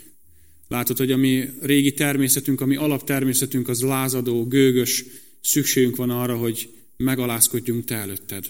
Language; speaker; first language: Hungarian; native; Hungarian